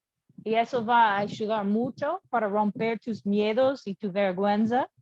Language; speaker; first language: Spanish; non-native, learner; English